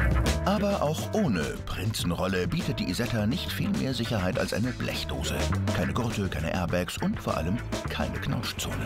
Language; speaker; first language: German; native; German